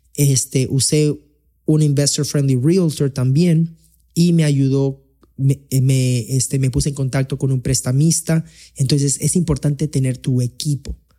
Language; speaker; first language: Spanish; early bilingual, heritage; Spanish